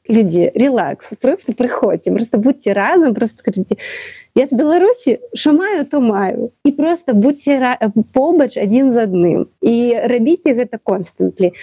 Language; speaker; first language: Belarusian; non-native, local second language; Russian